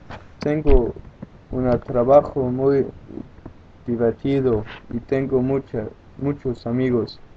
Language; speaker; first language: Spanish; non-native, learner; Danish